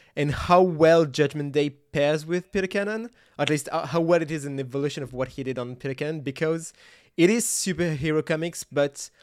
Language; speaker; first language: English; non-native, fluent; French